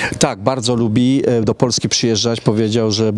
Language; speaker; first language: Polish; early bilingual, heritage; Polish